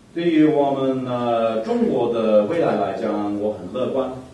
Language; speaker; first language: Chinese; non-native, fluent; English